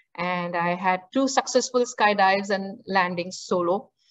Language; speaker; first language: English; non-native, local second language; Marathi